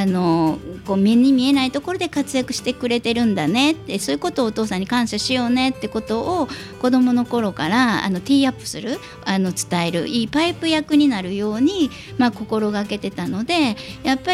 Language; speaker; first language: Japanese; native; Japanese